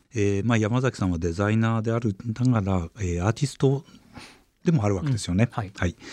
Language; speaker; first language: Japanese; native; Japanese